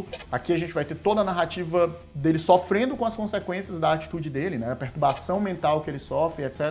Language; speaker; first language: Portuguese; native; Portuguese